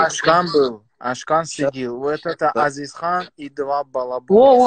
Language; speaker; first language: Russian; non-native, fluent; Persian